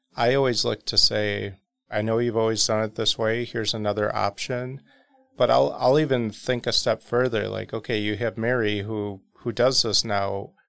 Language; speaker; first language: English; native; English